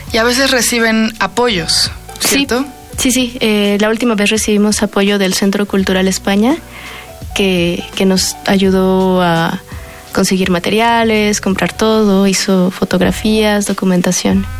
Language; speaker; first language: Spanish; native; Spanish